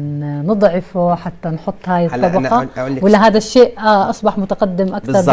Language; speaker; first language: Arabic; native; Arabic